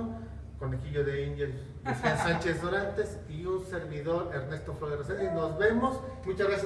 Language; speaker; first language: Spanish; native; Spanish